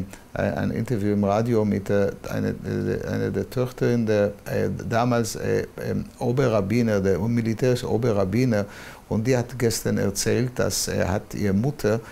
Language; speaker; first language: German; non-native, fluent; Hebrew